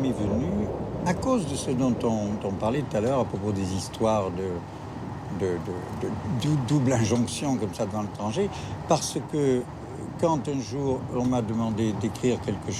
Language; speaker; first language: French; native; French